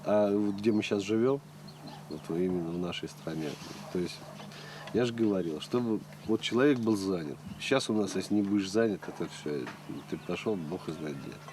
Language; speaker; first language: Russian; native; Russian